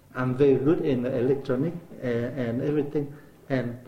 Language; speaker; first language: English; non-native, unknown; Vietnamese